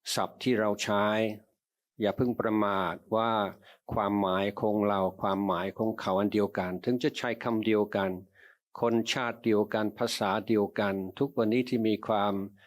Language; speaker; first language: Thai; non-native, fluent; English